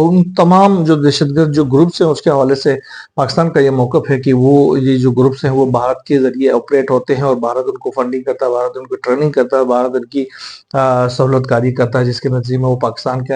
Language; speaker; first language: Urdu; native; Urdu